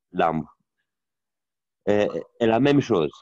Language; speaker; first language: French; non-native, learner; Romanian